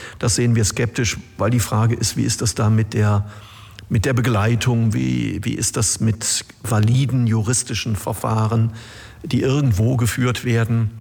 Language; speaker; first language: German; native; German